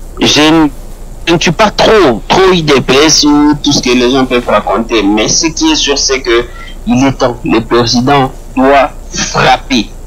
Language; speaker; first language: French; non-native, local second language; Luba-Lulua